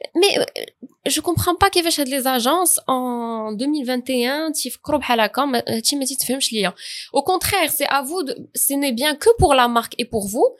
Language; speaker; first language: Arabic; native; Arabic